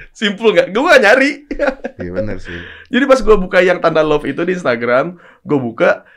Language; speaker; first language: Indonesian; native; Indonesian